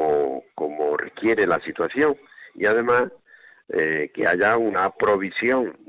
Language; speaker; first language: Spanish; native; Spanish